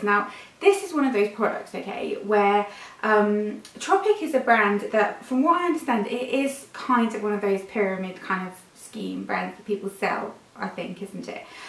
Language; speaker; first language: English; native; English